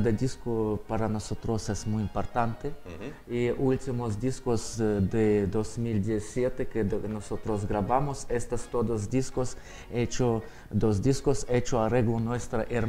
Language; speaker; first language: Spanish; non-native, learner; Russian